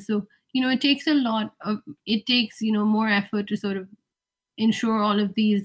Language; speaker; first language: English; non-native, local second language; Hindi